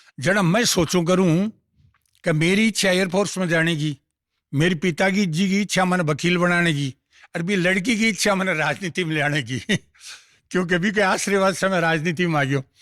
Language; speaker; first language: Hindi; non-native, local second language; Marwari